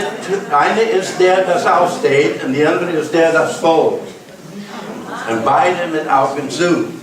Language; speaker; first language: German; non-native, learner; English